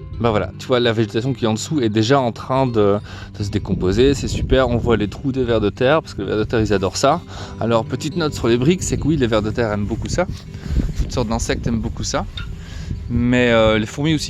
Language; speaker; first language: French; native; French